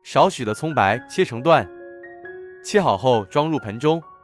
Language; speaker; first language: Chinese; native; Chinese